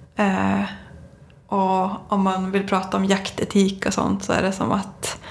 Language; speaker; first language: Swedish; native; Swedish